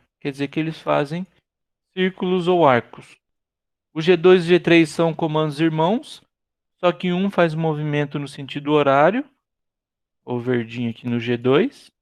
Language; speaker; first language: Portuguese; native; Portuguese